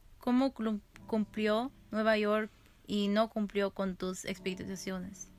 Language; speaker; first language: Spanish; early bilingual, heritage; Spanish